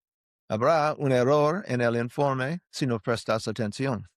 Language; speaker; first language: Spanish; non-native, fluent; English